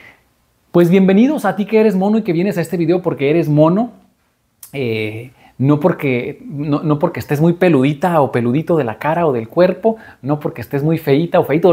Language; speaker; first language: Spanish; native; Spanish